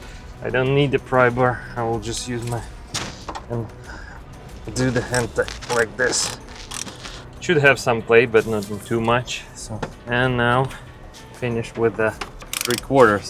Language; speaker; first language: English; non-native, fluent; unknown